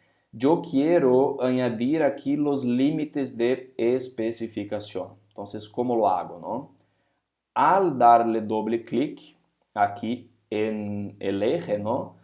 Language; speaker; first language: Spanish; non-native, fluent; Portuguese